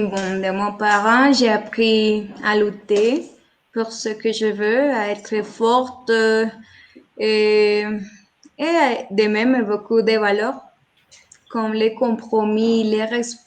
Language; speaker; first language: French; non-native, learner; Spanish